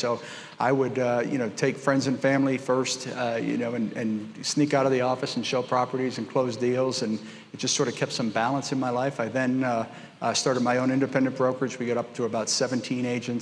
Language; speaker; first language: English; native; English